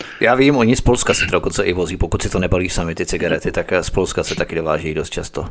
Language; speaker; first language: Czech; native; Czech